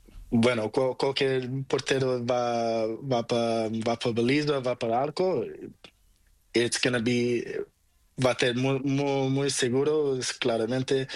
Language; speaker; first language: Spanish; non-native, learner; Portuguese